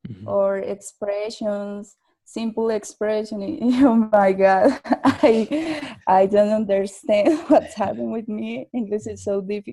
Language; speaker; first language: English; non-native, learner; Spanish